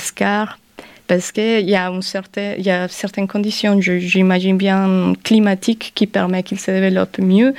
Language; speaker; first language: French; non-native, fluent; Spanish